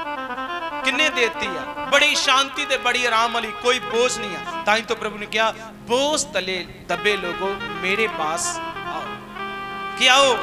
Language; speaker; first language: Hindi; non-native, local second language; Punjabi